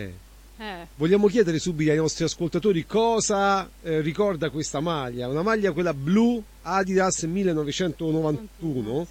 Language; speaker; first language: Italian; native; Italian